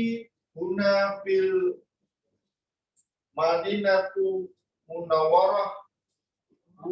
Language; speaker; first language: Arabic; non-native, learner; Indonesian